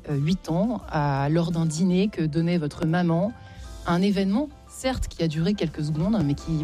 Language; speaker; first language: French; native; French